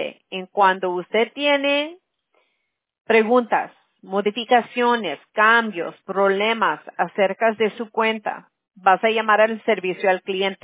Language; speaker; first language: Spanish; early bilingual, heritage; Spanish